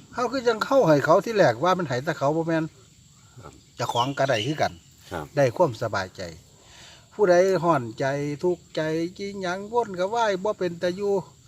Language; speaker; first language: Thai; native; Thai